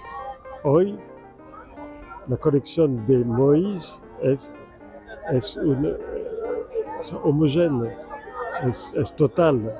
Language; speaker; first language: Spanish; non-native, fluent; French